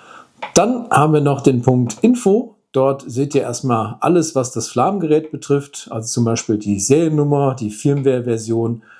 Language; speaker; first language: German; native; German